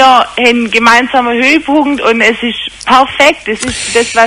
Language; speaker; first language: German; native; German